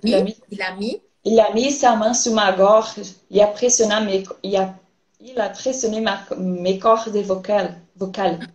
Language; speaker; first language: French; non-native, learner; Portuguese